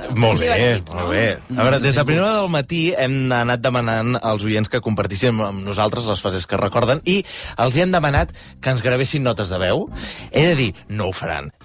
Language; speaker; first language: Catalan; native; Catalan